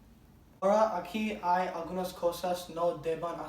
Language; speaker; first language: Spanish; non-native, learner; English